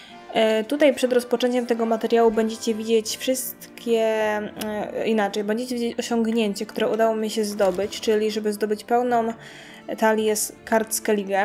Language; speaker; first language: Polish; native; Polish